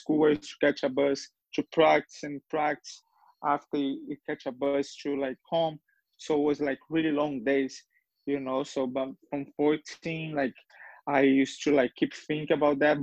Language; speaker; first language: English; non-native, fluent; Portuguese